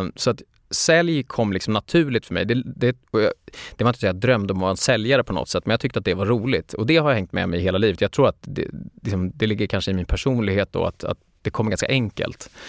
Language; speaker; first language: Swedish; native; Swedish